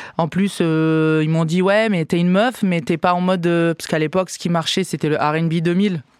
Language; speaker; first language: French; non-native, local second language; Arabic